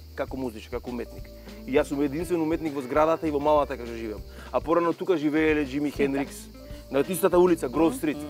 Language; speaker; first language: Macedonian; native; Macedonian